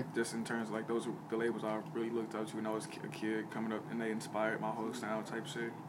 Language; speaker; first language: English; native; English